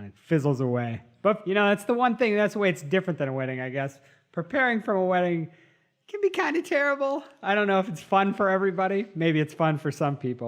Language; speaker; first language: English; native; English